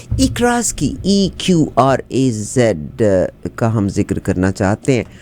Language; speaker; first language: Urdu; native; Urdu